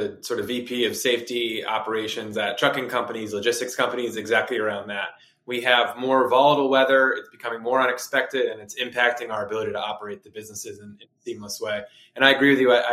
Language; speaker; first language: English; native; English